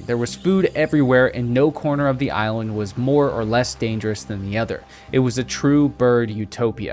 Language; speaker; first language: English; native; English